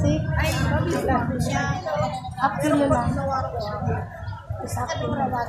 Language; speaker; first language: English; non-native, local second language; Cebuano